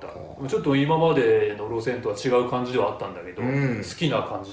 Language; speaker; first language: Japanese; native; Japanese